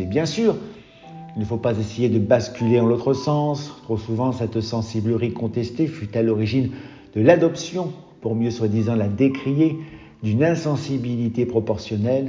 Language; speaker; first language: French; native; French